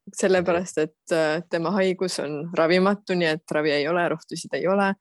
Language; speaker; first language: Estonian; native; Estonian